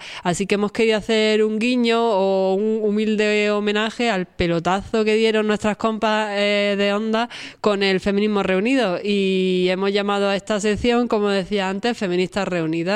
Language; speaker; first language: Spanish; native; Spanish